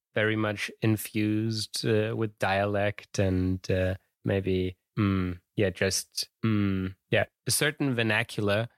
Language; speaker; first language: English; non-native, fluent; German